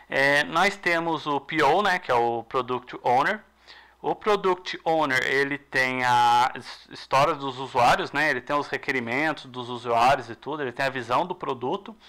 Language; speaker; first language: Portuguese; native; Portuguese